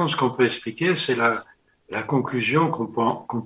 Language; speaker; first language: French; native; French